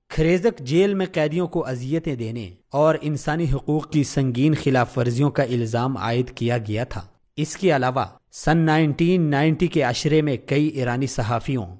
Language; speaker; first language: Urdu; native; Urdu